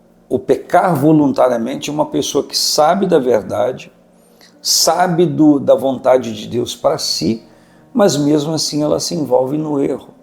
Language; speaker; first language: Portuguese; native; Portuguese